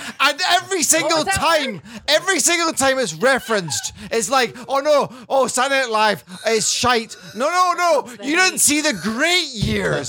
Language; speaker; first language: English; native; English